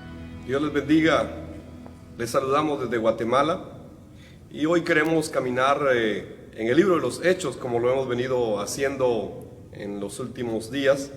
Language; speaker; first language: Spanish; native; Spanish